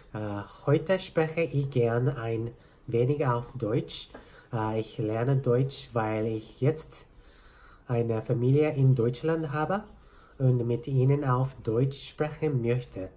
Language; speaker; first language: German; non-native, learner; Japanese